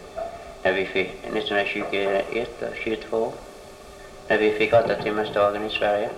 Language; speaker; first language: Swedish; early bilingual, heritage; Swedish